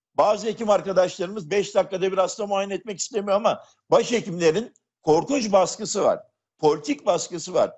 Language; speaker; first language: Turkish; native; Turkish